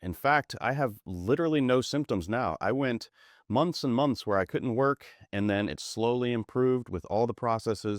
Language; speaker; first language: English; native; English